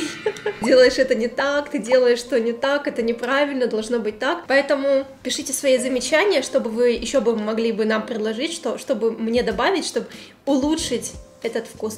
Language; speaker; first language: Russian; native; Russian